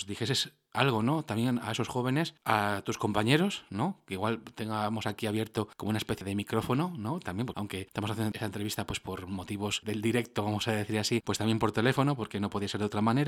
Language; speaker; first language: Spanish; native; Spanish